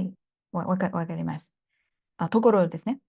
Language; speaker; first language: Japanese; non-native, learner; Thai